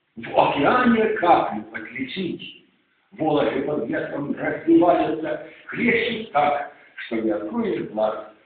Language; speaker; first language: Russian; non-native, local second language; Ukrainian